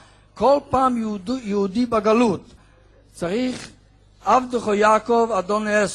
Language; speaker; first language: Hebrew; non-native, fluent; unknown